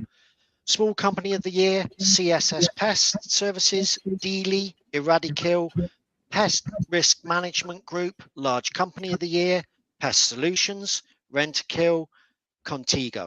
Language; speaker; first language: English; native; English